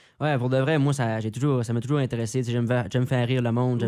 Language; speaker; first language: French; native; French